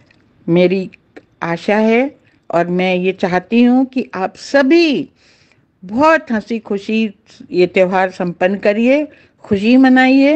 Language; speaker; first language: Hindi; native; Hindi